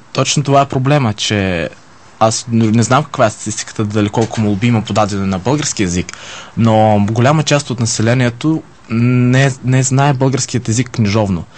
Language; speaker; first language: Bulgarian; early bilingual, heritage; Bulgarian